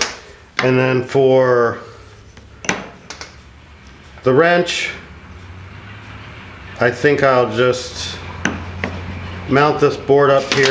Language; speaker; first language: English; native; English